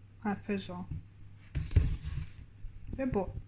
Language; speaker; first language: Turkish; early bilingual, heritage; Turkish